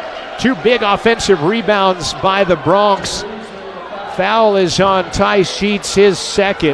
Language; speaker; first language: English; native; English